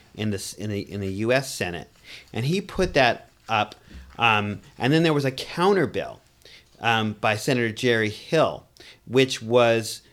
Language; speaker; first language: English; native; English